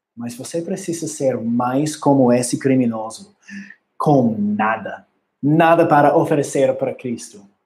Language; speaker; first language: Portuguese; non-native, learner; English